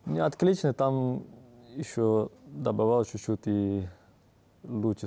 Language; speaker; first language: Russian; non-native, learner; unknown